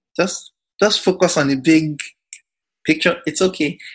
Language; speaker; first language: English; non-native, local second language; Yoruba